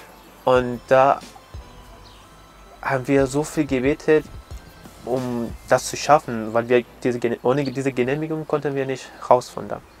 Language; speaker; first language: German; non-native, learner; Persian